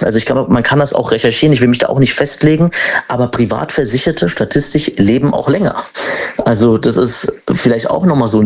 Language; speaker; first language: German; native; German